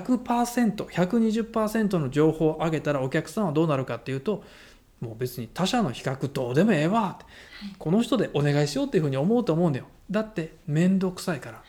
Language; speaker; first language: Japanese; native; Japanese